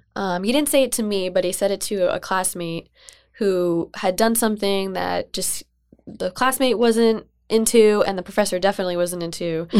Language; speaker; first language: English; native; English